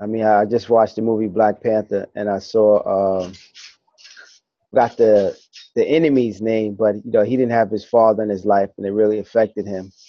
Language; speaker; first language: English; native; English